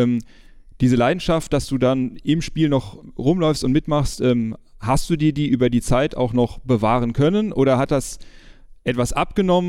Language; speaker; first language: German; native; German